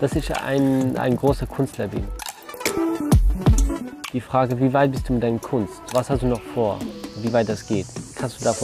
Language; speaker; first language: German; non-native, learner; Kurdish